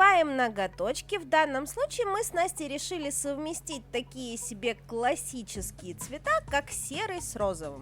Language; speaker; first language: Russian; native; Russian